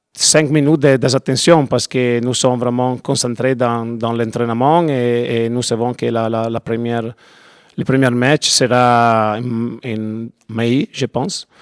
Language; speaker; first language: French; non-native, learner; Italian